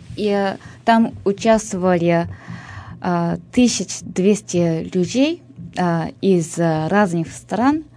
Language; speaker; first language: Russian; non-native, fluent; Japanese